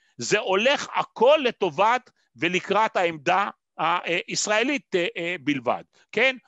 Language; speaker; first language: Hebrew; native; Hebrew